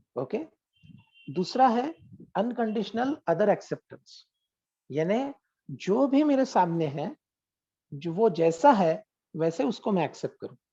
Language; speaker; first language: Hindi; non-native, local second language; Marathi